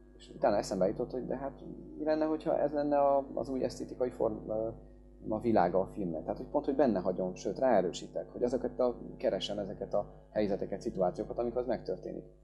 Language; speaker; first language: Hungarian; early bilingual, other home language; Polish